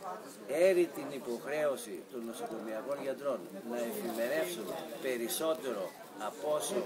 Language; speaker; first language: Greek; native; Greek